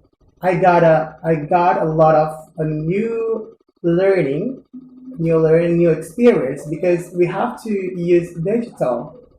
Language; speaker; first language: English; non-native, learner; Indonesian